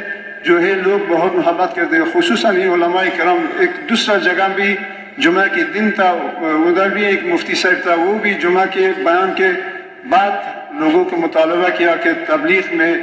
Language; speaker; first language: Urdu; non-native, local second language; Pashto